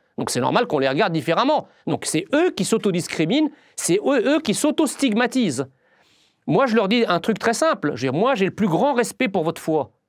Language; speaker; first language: French; early bilingual, other home language; Arabic